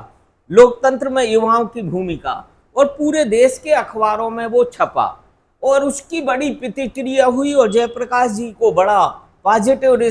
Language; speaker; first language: Hindi; native; Hindi